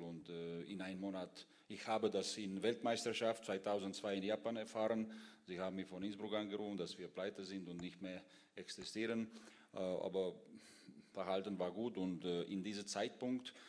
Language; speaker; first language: German; non-native, fluent; Russian